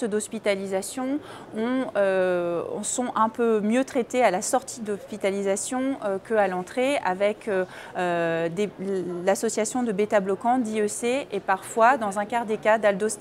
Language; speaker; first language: French; native; French